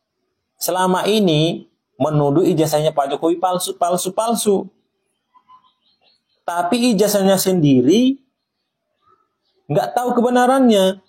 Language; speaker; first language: Indonesian; native; Indonesian